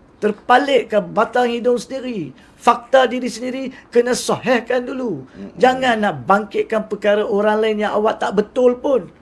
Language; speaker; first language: Malay; native; Malay